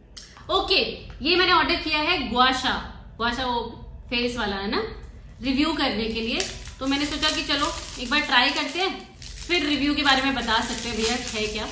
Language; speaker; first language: Hindi; native; Hindi